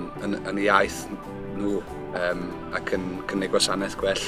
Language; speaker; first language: Welsh; native; Welsh